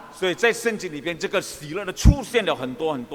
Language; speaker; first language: Chinese; early bilingual, heritage; Chinese